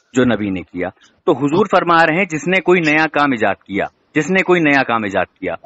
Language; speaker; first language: Hindi; native; Hindi